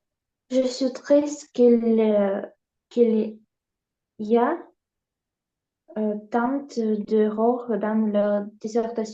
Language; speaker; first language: French; non-native, learner; Ukrainian